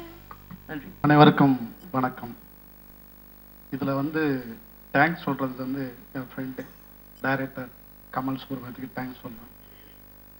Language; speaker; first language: Tamil; native; Tamil